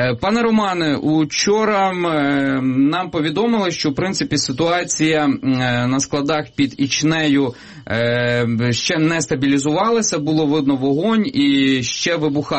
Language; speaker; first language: Ukrainian; native; Ukrainian